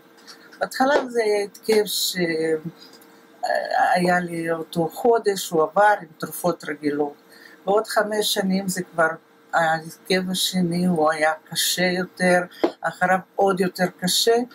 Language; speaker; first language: Hebrew; non-native, fluent; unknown